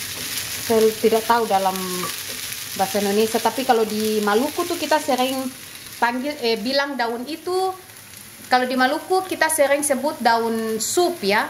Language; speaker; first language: Indonesian; non-native, local second language; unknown